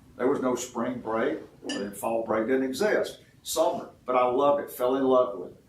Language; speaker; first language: English; native; English